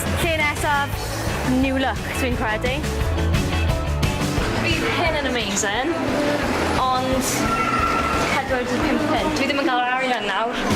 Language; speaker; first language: Welsh; non-native, local second language; English